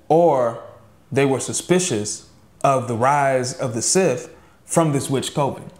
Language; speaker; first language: English; native; English